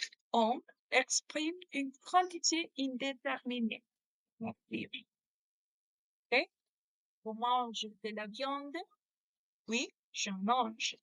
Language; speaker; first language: French; non-native, learner; Spanish